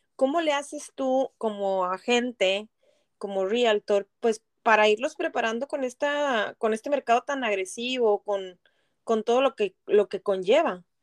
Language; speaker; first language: Spanish; native; Spanish